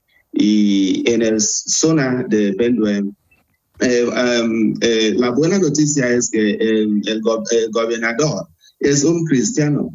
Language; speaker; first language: Spanish; non-native, fluent; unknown